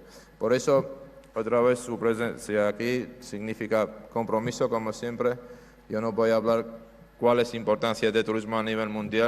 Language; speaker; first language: Spanish; non-native, fluent; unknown